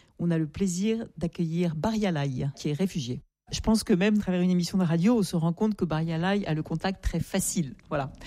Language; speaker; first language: French; native; French